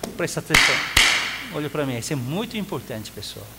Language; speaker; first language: Portuguese; non-native, fluent; Korean